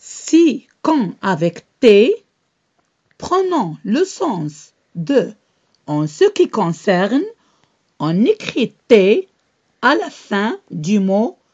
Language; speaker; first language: French; non-native, local second language; Arabic